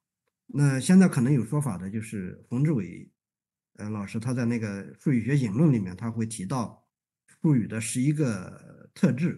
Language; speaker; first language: Chinese; native; Chinese